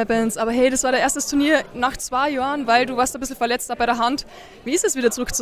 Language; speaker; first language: German; native; German